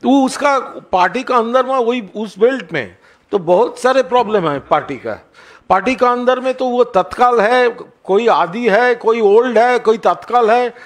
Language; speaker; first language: Hindi; non-native, local second language; Bangla